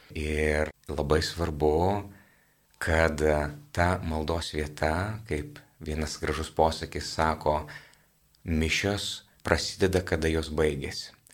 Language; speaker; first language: Lithuanian; native; Lithuanian